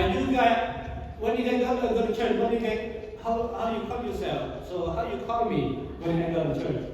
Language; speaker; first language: English; non-native, learner; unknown